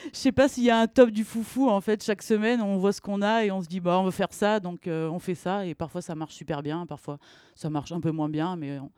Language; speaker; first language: French; native; French